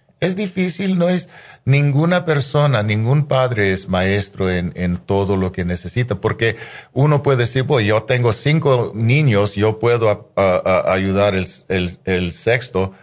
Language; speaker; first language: Spanish; non-native, fluent; English